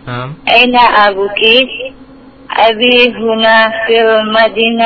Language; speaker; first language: Arabic; non-native, learner; Indonesian